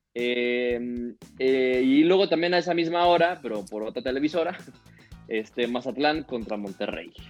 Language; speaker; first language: Spanish; native; Spanish